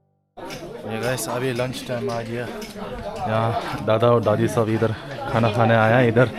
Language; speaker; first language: Hindi; non-native, fluent; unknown